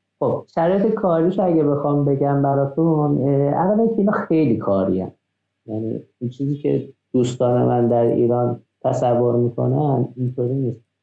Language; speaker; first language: Persian; non-native, local second language; Azerbaijani